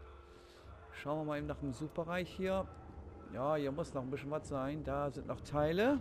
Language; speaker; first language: German; native; German